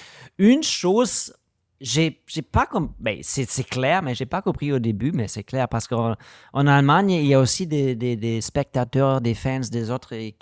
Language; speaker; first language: French; non-native, learner; German